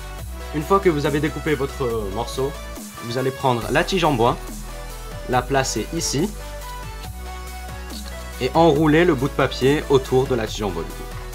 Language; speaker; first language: French; native; French